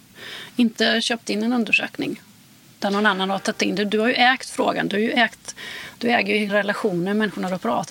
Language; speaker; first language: Swedish; native; Swedish